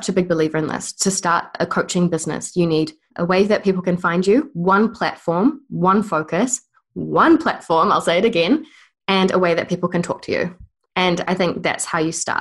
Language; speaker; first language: English; native; English